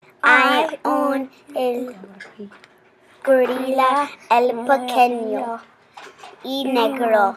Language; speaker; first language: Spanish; non-native, learner; English